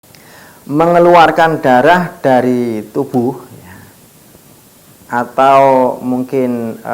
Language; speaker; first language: Indonesian; non-native, local second language; Javanese